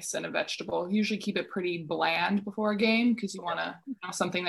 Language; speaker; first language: English; native; English